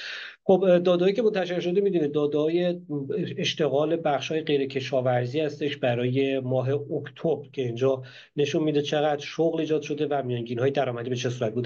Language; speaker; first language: Persian; native; Persian